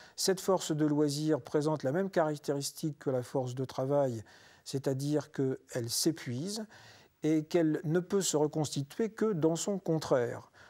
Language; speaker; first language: French; native; French